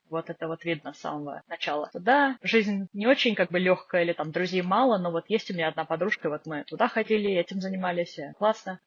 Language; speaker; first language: Russian; native; Russian